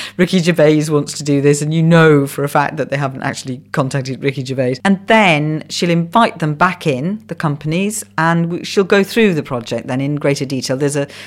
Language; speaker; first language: English; non-native, local second language; Welsh